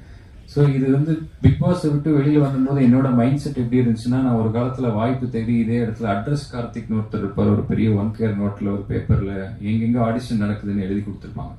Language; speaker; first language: Tamil; native; Tamil